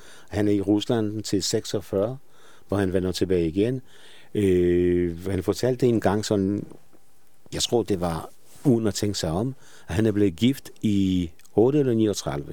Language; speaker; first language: Danish; non-native, fluent; Polish